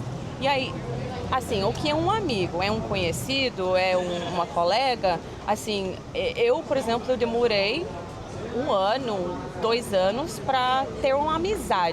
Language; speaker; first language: Portuguese; non-native, fluent; English